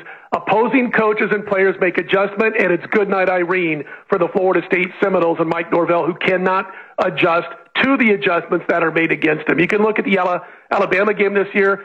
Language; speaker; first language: English; native; English